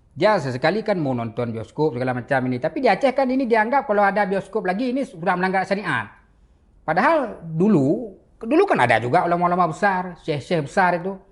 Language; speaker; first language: Malay; non-native, local second language; Achinese